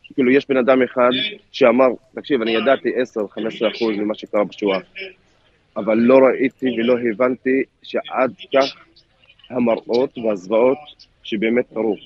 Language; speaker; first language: Hebrew; non-native, local second language; Arabic